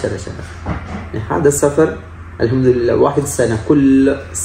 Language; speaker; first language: Arabic; non-native, learner; Malayalam